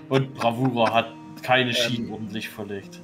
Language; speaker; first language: German; native; German